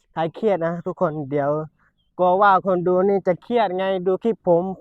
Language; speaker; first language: Thai; non-native, local second language; Pattani Malay